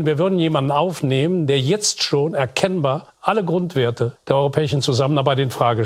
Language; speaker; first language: German; native; German